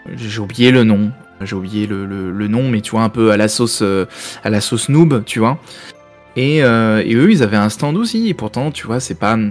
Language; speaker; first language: French; native; French